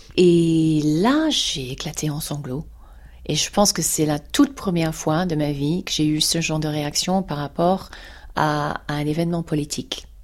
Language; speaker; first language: French; non-native, fluent; English